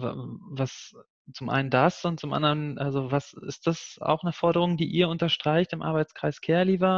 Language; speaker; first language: German; native; German